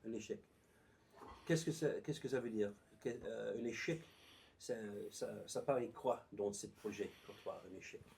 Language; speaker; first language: French; non-native, learner; English